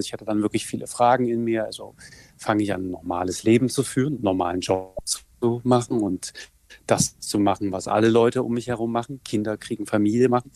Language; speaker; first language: German; native; German